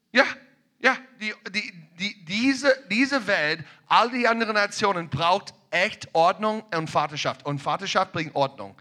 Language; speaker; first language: German; non-native, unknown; English